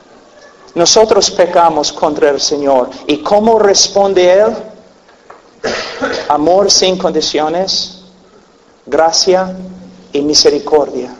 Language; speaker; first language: Spanish; non-native, fluent; English